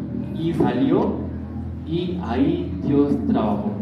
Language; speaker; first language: Spanish; non-native, learner; Korean